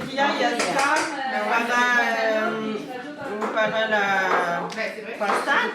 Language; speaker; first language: Spanish; non-native, learner; French